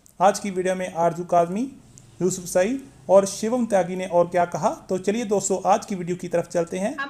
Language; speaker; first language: Hindi; native; Hindi